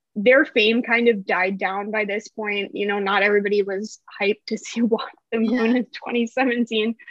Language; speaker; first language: English; native; English